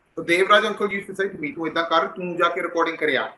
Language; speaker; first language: Punjabi; early bilingual, heritage; Punjabi